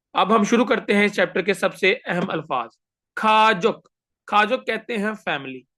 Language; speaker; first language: Urdu; native; Urdu